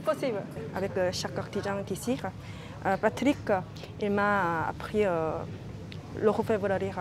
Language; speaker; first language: French; non-native, learner; Korean